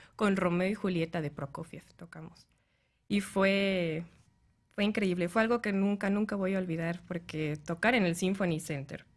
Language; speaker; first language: Spanish; native; Spanish